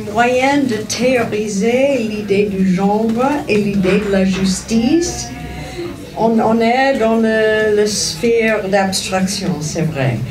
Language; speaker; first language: French; non-native, fluent; English